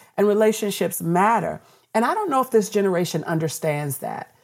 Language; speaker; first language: English; native; English